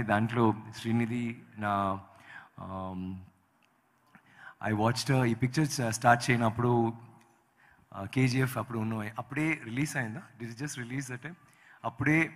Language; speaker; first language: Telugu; non-native, learner; Tamil